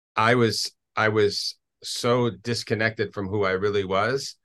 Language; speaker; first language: English; native; English